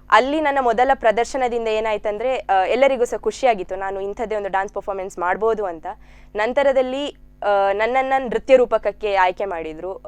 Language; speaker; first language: Kannada; non-native, local second language; Tulu